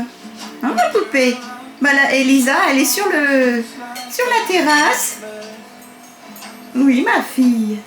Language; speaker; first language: French; native; French